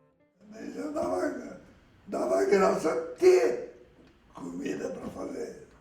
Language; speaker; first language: Portuguese; early bilingual, other home language; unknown